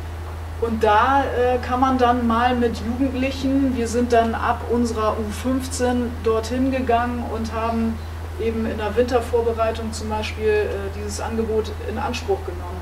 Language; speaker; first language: German; native; German